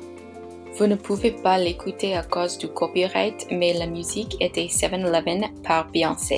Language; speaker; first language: French; non-native, learner; English